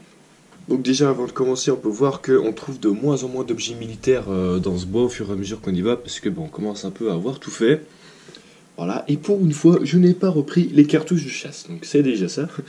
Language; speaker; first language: French; native; French